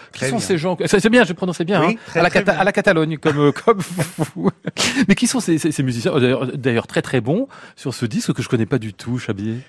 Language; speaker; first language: French; native; French